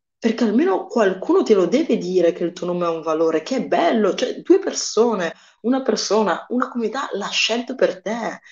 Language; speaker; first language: Italian; early bilingual, other home language; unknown